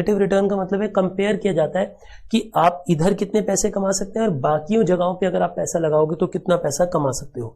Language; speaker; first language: Hindi; native; Hindi